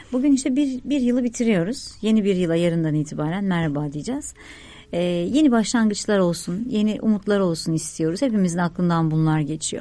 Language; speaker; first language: Turkish; native; Turkish